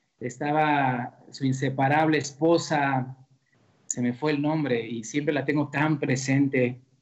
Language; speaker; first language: Spanish; native; Spanish